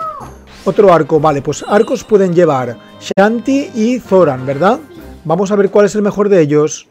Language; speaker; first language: Spanish; native; Spanish